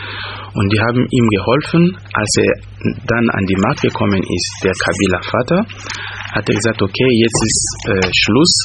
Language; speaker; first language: German; non-native, fluent; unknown